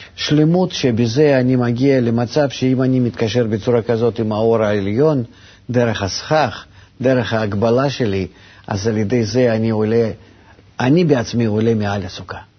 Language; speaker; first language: Hebrew; non-native, fluent; Russian